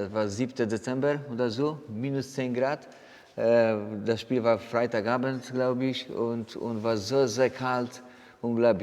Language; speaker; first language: German; non-native, fluent; Polish